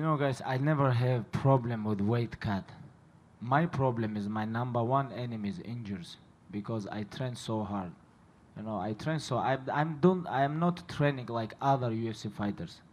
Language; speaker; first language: English; non-native, learner; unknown